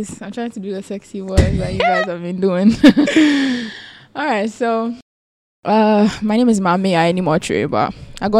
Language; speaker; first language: English; non-native, local second language; Akan